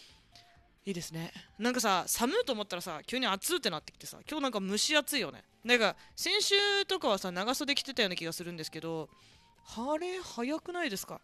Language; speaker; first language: Japanese; native; Japanese